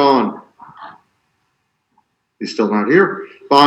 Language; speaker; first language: English; native; English